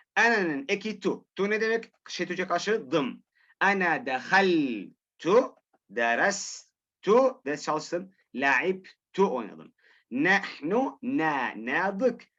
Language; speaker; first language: Turkish; non-native, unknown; Arabic